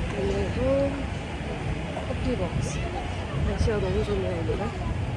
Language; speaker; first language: Korean; non-native, fluent; Mongolian